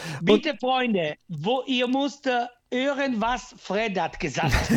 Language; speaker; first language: German; non-native, learner; Italian